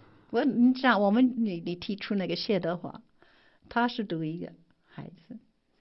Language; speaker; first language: Chinese; non-native, fluent; English